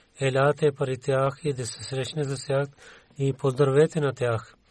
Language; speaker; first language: Bulgarian; non-native, learner; Urdu